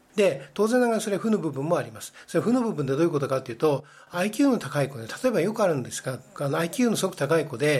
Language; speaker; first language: Japanese; native; Japanese